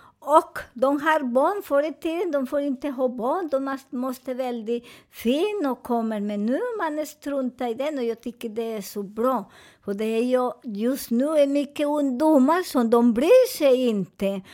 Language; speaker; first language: Swedish; non-native, fluent; Spanish